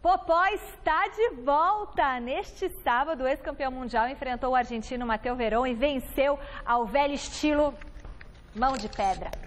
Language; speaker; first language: Portuguese; native; Portuguese